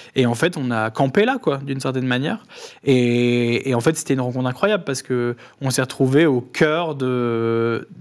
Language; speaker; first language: French; native; French